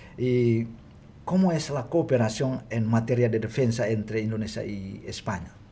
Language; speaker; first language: Spanish; non-native, fluent; Indonesian